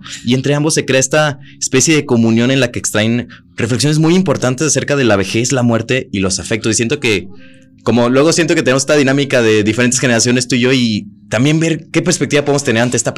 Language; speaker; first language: Spanish; native; Spanish